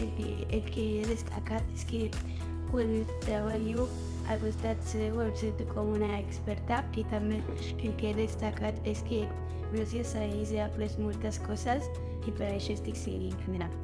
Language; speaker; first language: Catalan; early bilingual, other home language; French